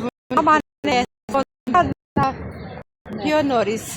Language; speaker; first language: Greek; non-native, learner; Armenian